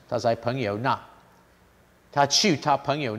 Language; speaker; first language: Chinese; non-native, fluent; English